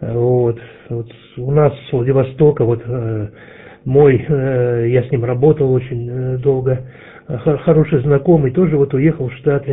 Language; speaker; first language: Russian; native; Russian